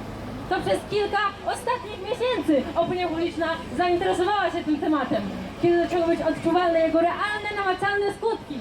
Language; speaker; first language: Polish; native; Polish